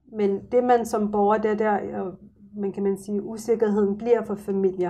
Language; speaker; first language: Danish; early bilingual, other home language; Arabic